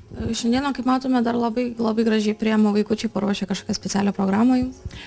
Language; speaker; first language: Lithuanian; native; Lithuanian